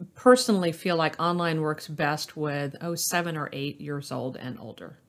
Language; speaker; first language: English; native; English